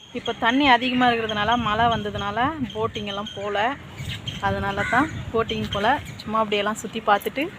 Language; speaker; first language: Tamil; native; Tamil